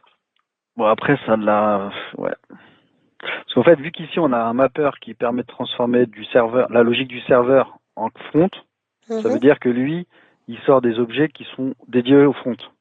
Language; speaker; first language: French; native; French